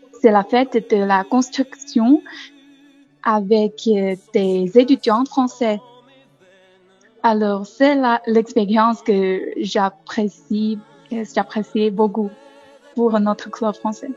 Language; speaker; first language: French; non-native, learner; Chinese